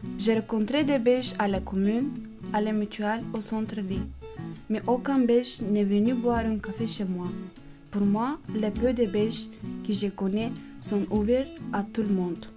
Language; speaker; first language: French; non-native, learner; Bulgarian